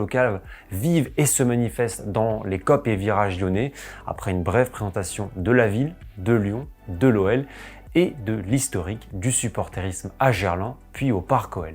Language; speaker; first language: French; native; French